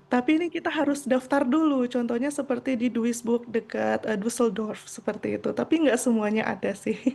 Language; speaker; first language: Indonesian; native; Indonesian